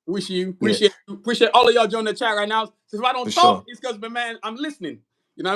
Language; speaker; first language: English; native; English